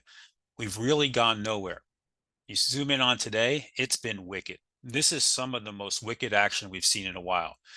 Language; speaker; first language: English; native; English